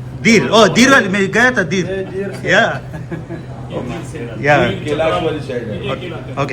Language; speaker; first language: Hindi; non-native, local second language; Telugu